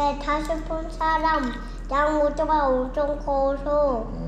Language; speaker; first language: Korean; early bilingual, heritage; Korean